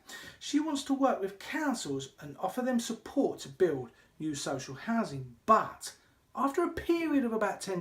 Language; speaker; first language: English; native; English